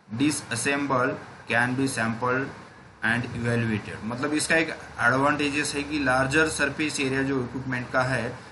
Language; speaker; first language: Hindi; non-native, local second language; Marathi